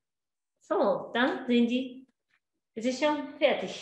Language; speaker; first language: German; non-native, learner; Japanese